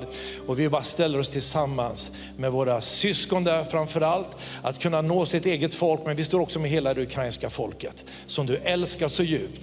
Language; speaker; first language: Swedish; native; Swedish